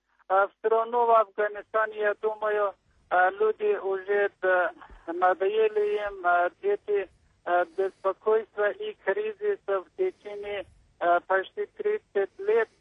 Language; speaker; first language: Russian; non-native, learner; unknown